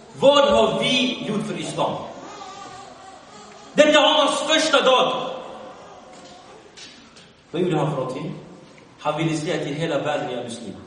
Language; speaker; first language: Swedish; early bilingual, other home language; Arabic